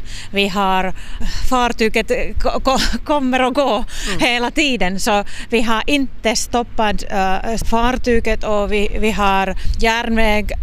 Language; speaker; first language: Swedish; non-native, local second language; Finnish